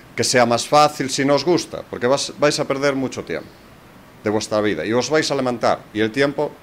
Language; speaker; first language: Spanish; native; Spanish